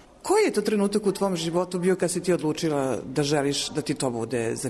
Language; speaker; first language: Serbian; native; Serbian